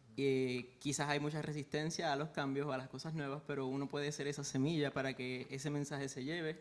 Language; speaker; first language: Spanish; native; Spanish